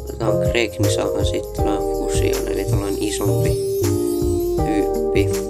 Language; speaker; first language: Finnish; native; Finnish